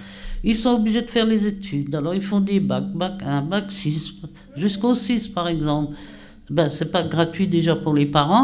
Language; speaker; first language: French; native; French